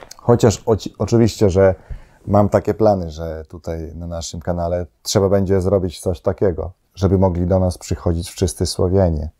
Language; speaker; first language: Polish; non-native, fluent; Slovenian